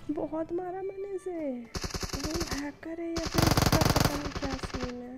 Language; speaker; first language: Hindi; native; Hindi